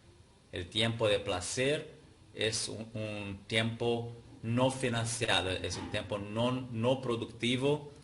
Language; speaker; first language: Spanish; non-native, fluent; Portuguese